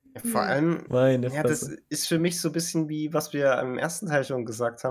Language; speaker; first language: German; native; German